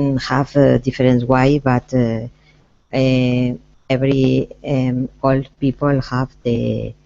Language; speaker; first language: English; non-native, learner; Spanish